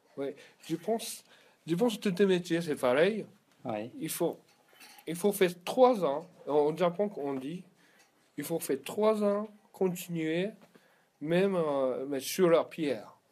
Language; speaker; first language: French; non-native, learner; Japanese